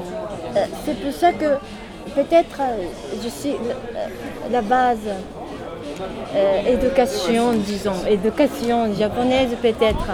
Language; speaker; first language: French; non-native, learner; Japanese